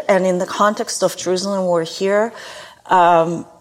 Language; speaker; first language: English; non-native, fluent; Hebrew